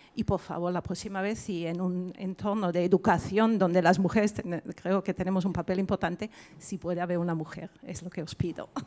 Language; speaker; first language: Spanish; non-native, fluent; German